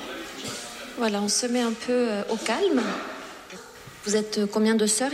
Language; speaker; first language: French; native; French